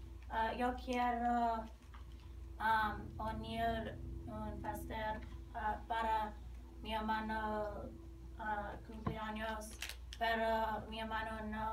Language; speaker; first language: Spanish; non-native, learner; English